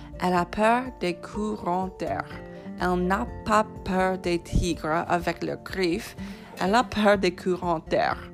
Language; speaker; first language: French; non-native, fluent; English